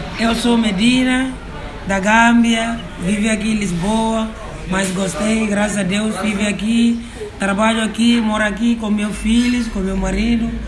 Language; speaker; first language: Portuguese; non-native, learner; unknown